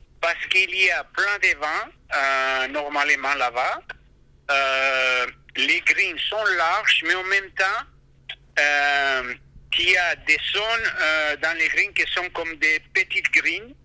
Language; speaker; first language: French; non-native, fluent; Spanish